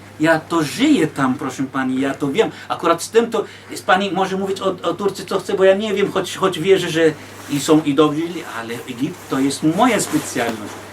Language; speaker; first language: Polish; non-native, fluent; Arabic